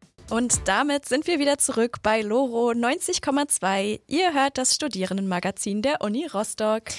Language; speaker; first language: German; native; German